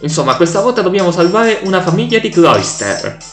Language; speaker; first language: Italian; native; Italian